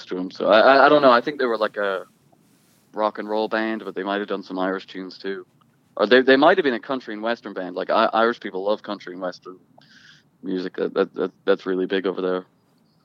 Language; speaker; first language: English; native; English